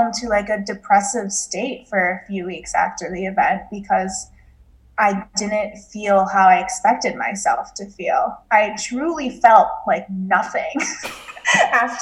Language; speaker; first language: English; native; English